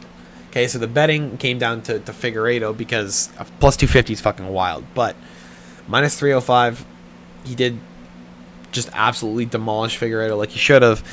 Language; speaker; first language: English; native; English